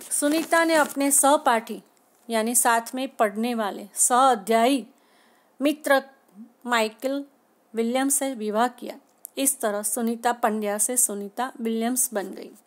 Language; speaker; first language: Hindi; non-native, local second language; Gujarati